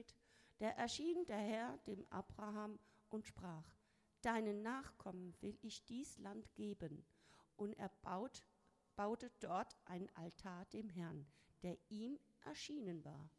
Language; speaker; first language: German; non-native, fluent; Spanish